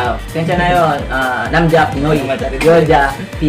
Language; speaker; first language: Korean; non-native, learner; Filipino